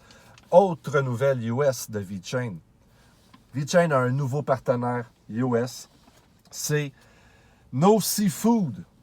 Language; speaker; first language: French; native; French